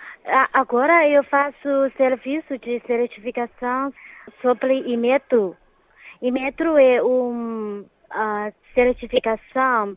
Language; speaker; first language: Portuguese; non-native, fluent; Chinese